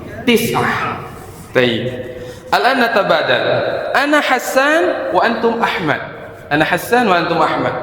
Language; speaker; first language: Arabic; non-native, fluent; Indonesian